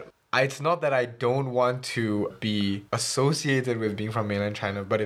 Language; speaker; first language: English; early bilingual, other home language; Chinese